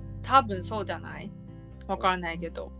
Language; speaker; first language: Japanese; non-native, learner; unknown